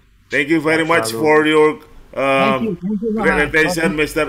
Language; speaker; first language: English; non-native, learner; Indonesian